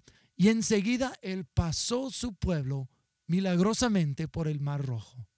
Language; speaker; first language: Spanish; non-native, fluent; English